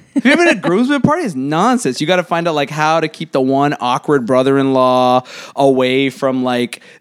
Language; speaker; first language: English; native; English